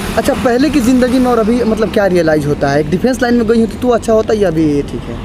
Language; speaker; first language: Hindi; native; Hindi